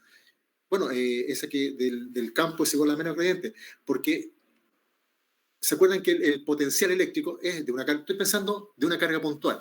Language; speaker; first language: Spanish; native; Spanish